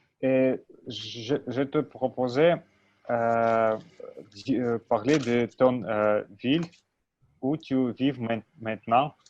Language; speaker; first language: French; non-native, learner; Russian